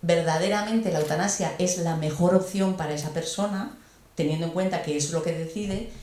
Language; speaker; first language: Spanish; native; Spanish